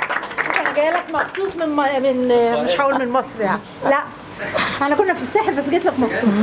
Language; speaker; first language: Arabic; native; Arabic